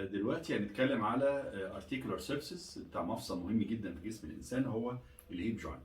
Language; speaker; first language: Arabic; native; Arabic